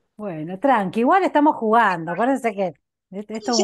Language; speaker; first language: Spanish; native; Spanish